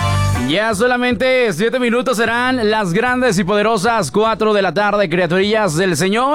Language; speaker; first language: Spanish; native; Spanish